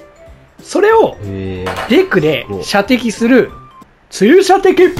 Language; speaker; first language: Japanese; native; Japanese